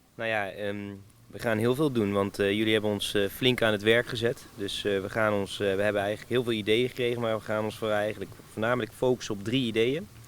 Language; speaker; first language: Dutch; native; Dutch